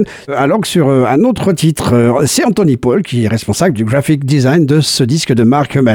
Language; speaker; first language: French; native; French